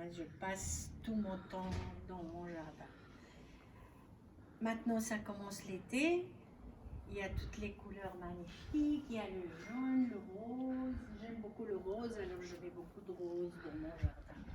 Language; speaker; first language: French; non-native, fluent; Arabic